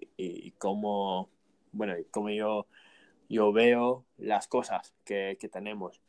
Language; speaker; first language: Spanish; non-native, fluent; English